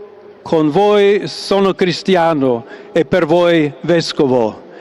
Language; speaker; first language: Italian; non-native, fluent; English